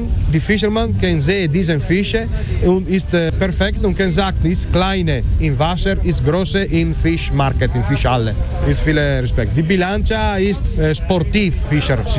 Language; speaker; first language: German; non-native, learner; Italian